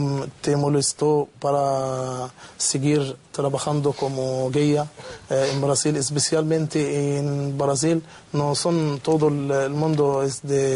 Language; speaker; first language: Spanish; non-native, learner; Arabic